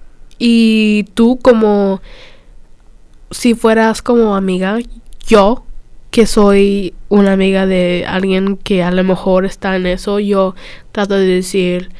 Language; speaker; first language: Spanish; early bilingual, other home language; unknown